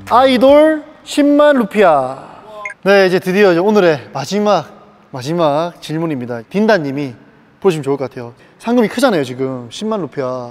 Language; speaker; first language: Korean; native; Korean